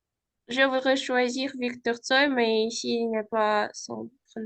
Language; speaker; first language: French; non-native, fluent; Uzbek